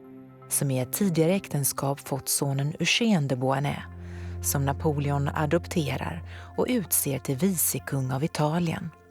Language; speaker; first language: Swedish; native; Swedish